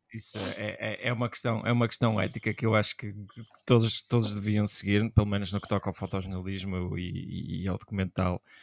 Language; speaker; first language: Portuguese; native; Portuguese